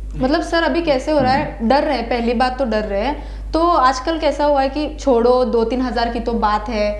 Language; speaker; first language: Hindi; non-native, local second language; Marathi